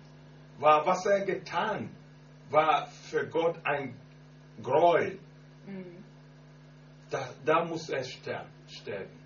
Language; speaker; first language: German; non-native, learner; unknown